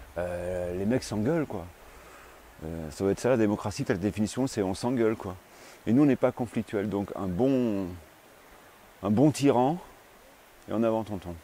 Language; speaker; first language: French; native; French